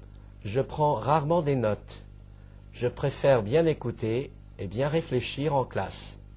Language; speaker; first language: French; non-native, fluent; Chinese